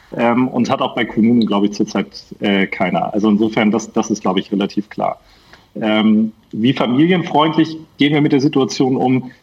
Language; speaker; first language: German; native; German